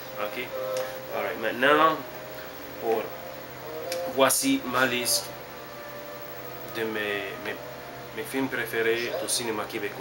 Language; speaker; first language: French; non-native, learner; English